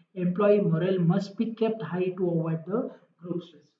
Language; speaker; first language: English; non-native, local second language; Kannada